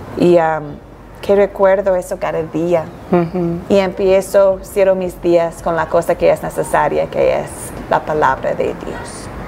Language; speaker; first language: Spanish; non-native, fluent; English